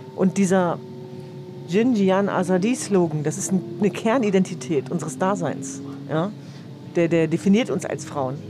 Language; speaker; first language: German; native; German